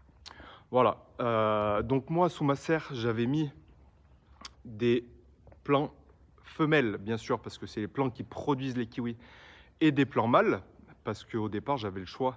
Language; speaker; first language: French; native; French